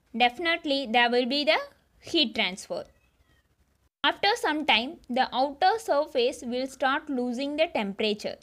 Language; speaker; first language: English; non-native, local second language; Tamil